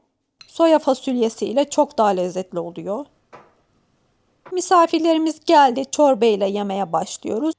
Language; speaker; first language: Turkish; native; Turkish